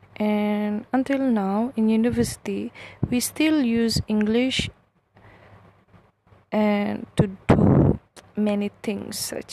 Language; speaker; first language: English; non-native, local second language; Malay